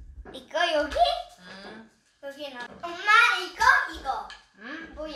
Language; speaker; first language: Korean; early bilingual, heritage; Korean